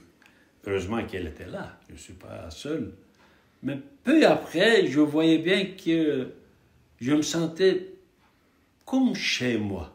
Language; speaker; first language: French; non-native, fluent; Turkish